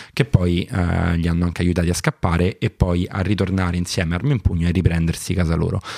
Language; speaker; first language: Italian; native; Italian